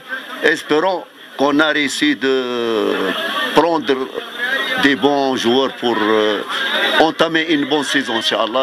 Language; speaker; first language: French; non-native, fluent; Arabic